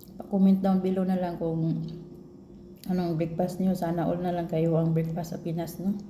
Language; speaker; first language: Filipino; non-native, local second language; Cebuano